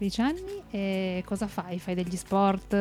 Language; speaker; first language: Italian; native; Italian